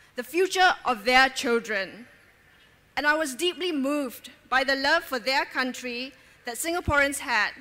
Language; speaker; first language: English; native; English